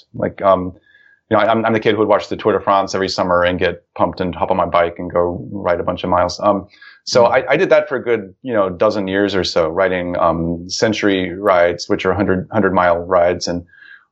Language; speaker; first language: English; native; English